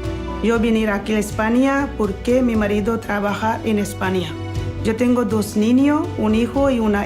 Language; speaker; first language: Spanish; non-native, learner; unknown